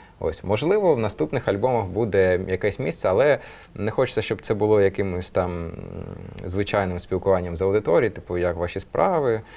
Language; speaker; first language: Ukrainian; non-native, local second language; Russian